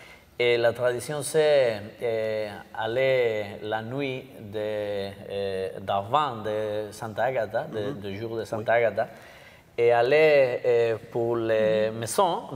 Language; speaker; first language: French; non-native, learner; Basque